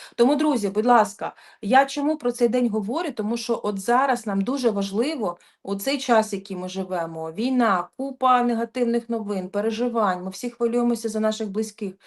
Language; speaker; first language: Ukrainian; non-native, local second language; Russian